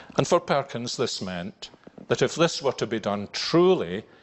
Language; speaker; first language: English; native; English